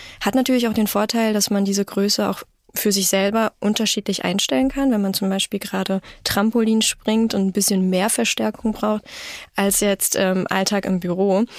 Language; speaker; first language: German; native; German